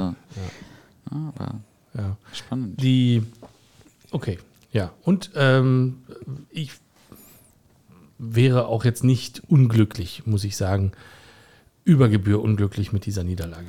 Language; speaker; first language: German; native; German